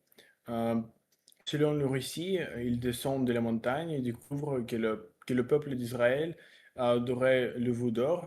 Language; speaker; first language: French; non-native, learner; Russian